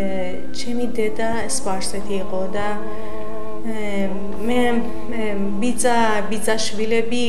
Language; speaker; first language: Georgian; non-native, learner; Persian